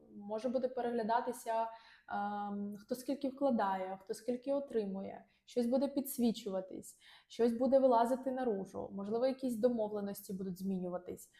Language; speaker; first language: Ukrainian; non-native, local second language; Russian